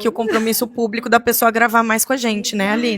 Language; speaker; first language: Portuguese; native; Portuguese